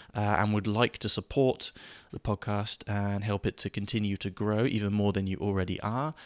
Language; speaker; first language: English; native; English